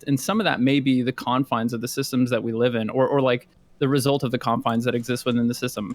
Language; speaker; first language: English; native; English